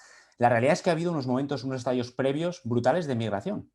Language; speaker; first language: Spanish; native; Spanish